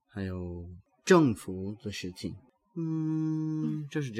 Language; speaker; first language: Chinese; non-native, learner; English